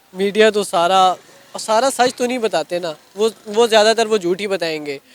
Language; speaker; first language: Urdu; non-native, local second language; Kashmiri